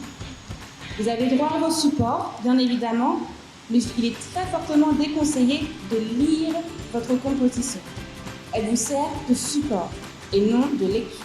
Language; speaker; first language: French; native; French